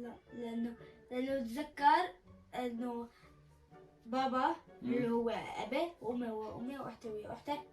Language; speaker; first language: Arabic; native; Arabic